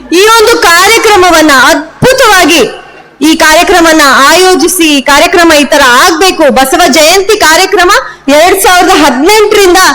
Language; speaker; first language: Kannada; non-native, local second language; Kodava